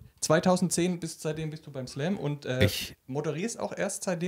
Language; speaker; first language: German; native; German